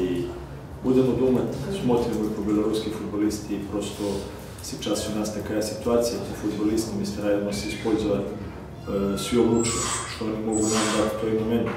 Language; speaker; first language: Russian; non-native, fluent; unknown